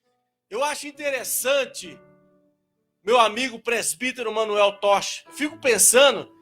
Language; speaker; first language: Portuguese; native; Portuguese